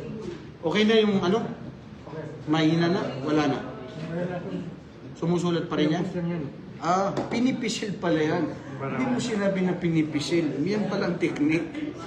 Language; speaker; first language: Filipino; non-native, local second language; Maranao